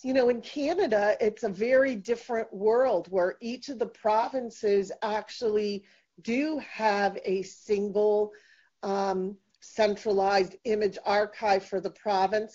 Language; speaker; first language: English; native; English